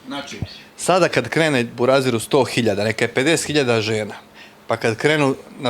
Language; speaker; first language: Bosnian; native; Bosnian